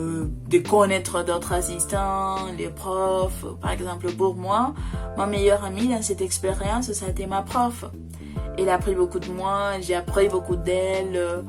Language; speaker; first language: French; non-native, fluent; Spanish